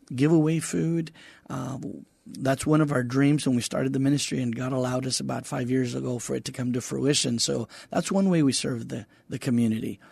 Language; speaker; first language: English; native; English